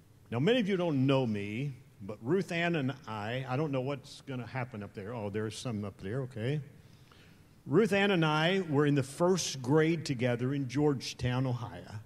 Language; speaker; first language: English; native; English